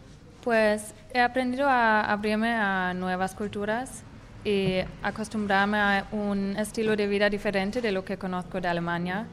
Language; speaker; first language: Spanish; non-native, fluent; German